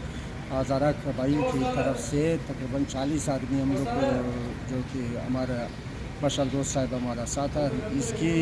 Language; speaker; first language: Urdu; non-native, local second language; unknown